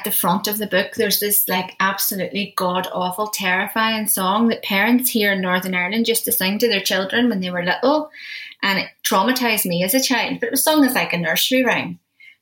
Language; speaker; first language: English; native; English